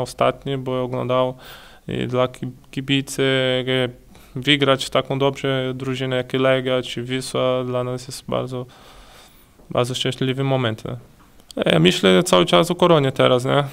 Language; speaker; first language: Polish; non-native, learner; Portuguese